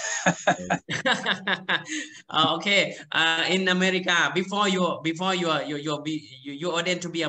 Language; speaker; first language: English; non-native, learner; Thai